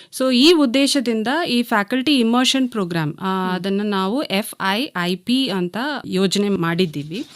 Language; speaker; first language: Kannada; native; Kannada